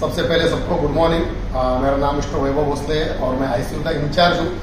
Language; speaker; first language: Hindi; non-native, local second language; Marathi